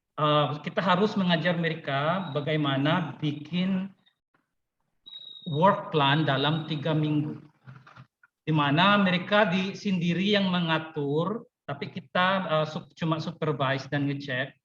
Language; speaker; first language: Indonesian; non-native, fluent; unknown